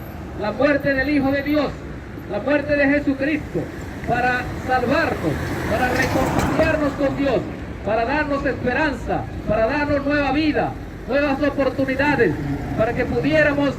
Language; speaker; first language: Spanish; native; Spanish